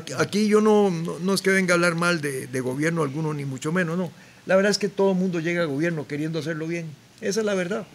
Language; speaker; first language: Spanish; native; Spanish